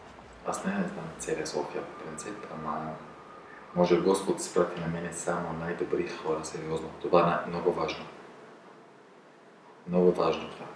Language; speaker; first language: Bulgarian; non-native, learner; Arabic